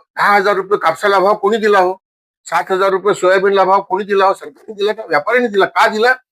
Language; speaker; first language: Marathi; non-native, local second language; Marwari